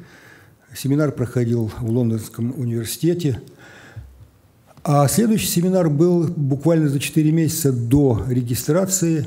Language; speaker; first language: Russian; native; Russian